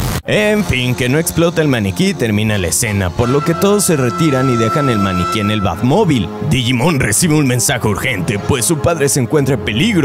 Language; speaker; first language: Spanish; native; Spanish